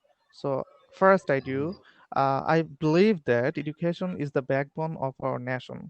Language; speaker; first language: English; non-native, learner; Bangla